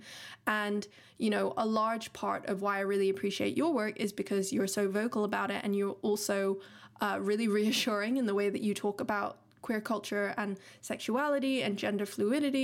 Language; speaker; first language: English; non-native, local second language; Cantonese